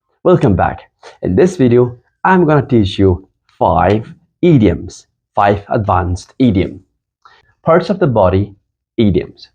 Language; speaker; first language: English; non-native, fluent; Persian